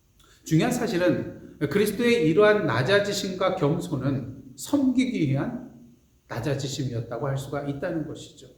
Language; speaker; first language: Korean; native; Korean